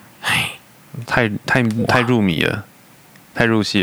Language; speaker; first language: Chinese; native; Chinese